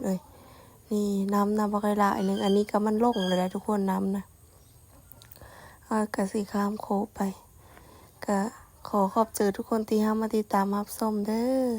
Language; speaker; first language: Thai; non-native, local second language; Northeastern Thai